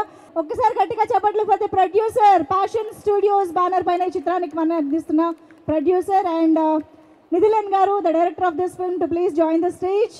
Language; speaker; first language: Telugu; native; Telugu